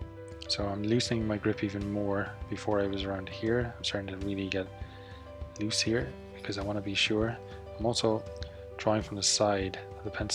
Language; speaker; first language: English; native; English